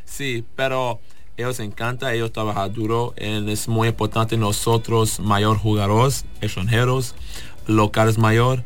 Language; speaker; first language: Spanish; non-native, learner; English